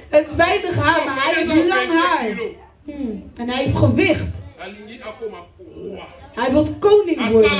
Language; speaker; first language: Dutch; non-native, learner; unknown